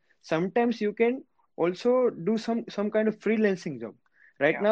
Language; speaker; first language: English; non-native, local second language; Gujarati